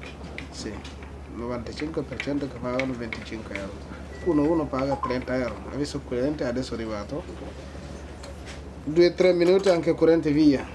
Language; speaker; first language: Italian; non-native, learner; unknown